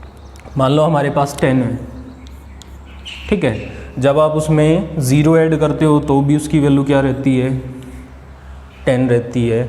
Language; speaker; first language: Hindi; native; Hindi